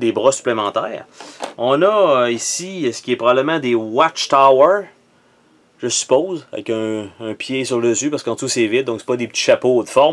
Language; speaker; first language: French; native; French